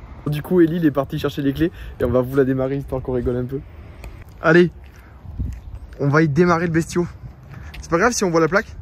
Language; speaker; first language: French; native; French